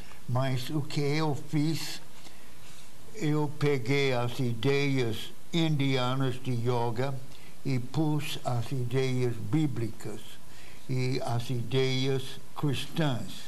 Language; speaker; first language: Portuguese; non-native, fluent; English